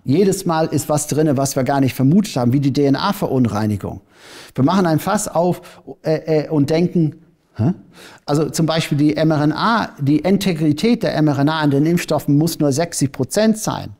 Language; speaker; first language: German; non-native, fluent; English